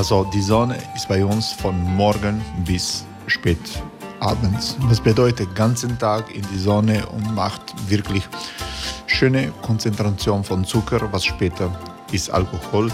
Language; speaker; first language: German; non-native, learner; Croatian